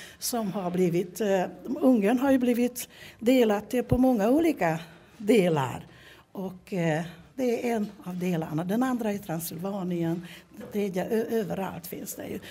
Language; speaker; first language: Swedish; non-native, fluent; Hungarian